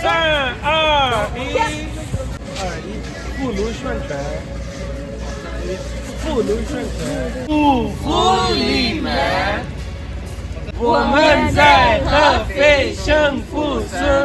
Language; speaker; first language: Chinese; non-native, learner; Urdu